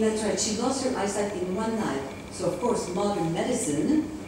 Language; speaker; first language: English; non-native, fluent; French